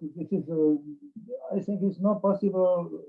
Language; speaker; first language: English; non-native, learner; Czech